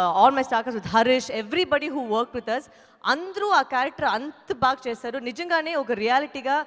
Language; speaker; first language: Telugu; non-native, fluent; Tamil